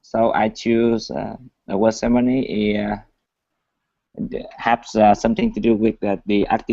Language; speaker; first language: English; non-native, learner; Vietnamese